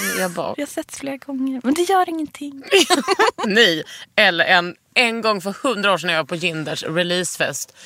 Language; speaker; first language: Swedish; native; Swedish